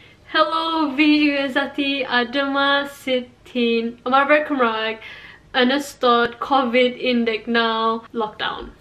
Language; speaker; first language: Welsh; non-native, learner; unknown